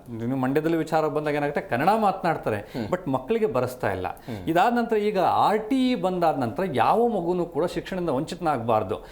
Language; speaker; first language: Kannada; native; Kannada